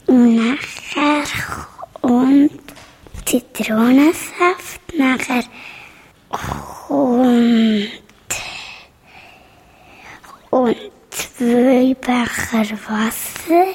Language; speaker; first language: German; non-native, local second language; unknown